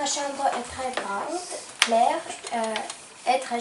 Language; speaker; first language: French; non-native, learner; Ukrainian